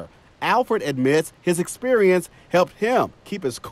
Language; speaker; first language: English; native; English